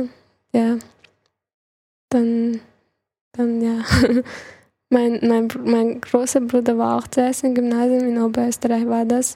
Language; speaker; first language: German; early bilingual, other home language; Chechen